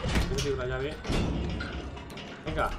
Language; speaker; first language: Spanish; native; Spanish